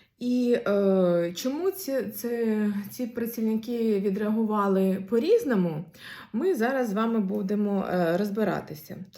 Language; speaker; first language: Ukrainian; non-native, local second language; Russian